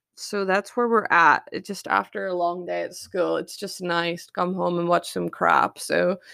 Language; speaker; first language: English; native; English